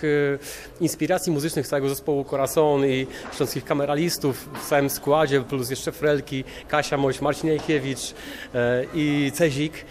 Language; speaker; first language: Polish; native; Polish